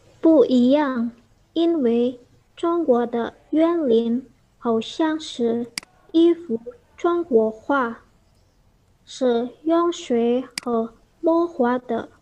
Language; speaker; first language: Chinese; non-native, learner; Indonesian